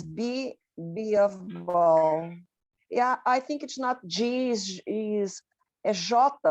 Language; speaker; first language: English; non-native, learner; Portuguese